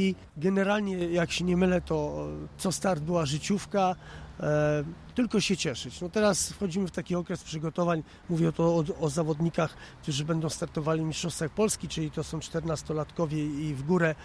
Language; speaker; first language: Polish; native; Polish